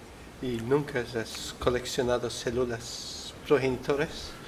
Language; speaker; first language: Spanish; non-native, fluent; Dutch